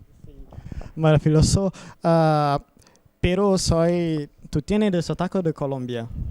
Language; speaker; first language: Spanish; non-native, learner; Portuguese